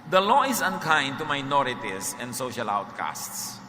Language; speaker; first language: English; non-native, local second language; Filipino